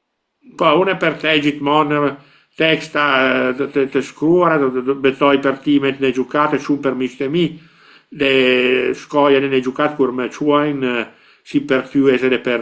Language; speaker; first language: Albanian; non-native, learner; Italian